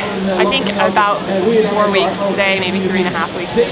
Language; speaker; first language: English; native; English